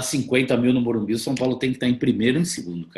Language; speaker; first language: Portuguese; native; Portuguese